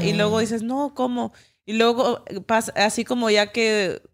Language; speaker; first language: Spanish; early bilingual, heritage; Spanish